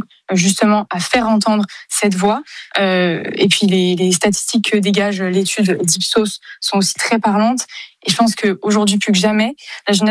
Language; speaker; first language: French; native; French